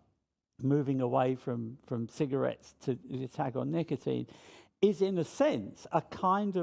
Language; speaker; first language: English; native; English